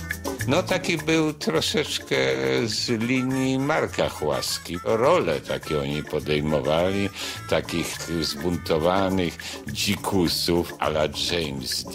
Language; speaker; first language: Polish; native; Polish